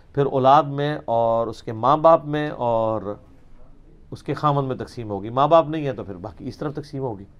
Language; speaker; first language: Urdu; non-native, local second language; Punjabi